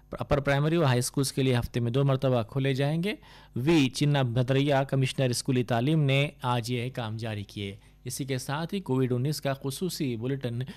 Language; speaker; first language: Urdu; native; Urdu